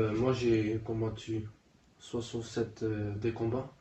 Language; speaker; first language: French; non-native, learner; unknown